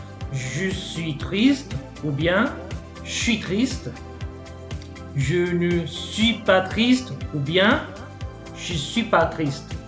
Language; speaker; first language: French; non-native, fluent; Spanish